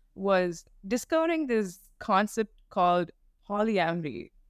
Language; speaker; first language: English; non-native, local second language; Tamil